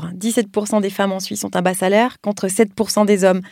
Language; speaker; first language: French; native; French